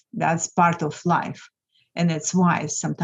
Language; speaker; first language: English; non-native, fluent; Lithuanian